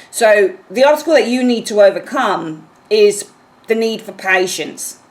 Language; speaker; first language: English; native; English